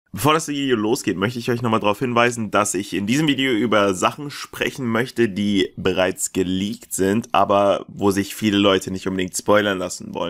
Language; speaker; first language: German; native; German